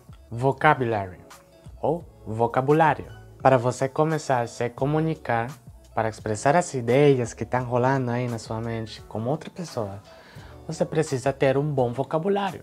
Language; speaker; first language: Portuguese; non-native, fluent; Spanish